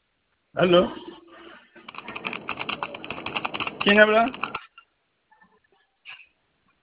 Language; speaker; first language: Spanish; non-native, learner; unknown